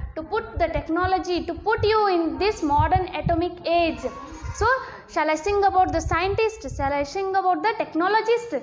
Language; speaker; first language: English; non-native, local second language; Kannada